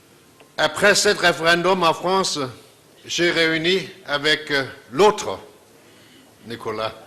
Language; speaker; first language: French; non-native, fluent; Danish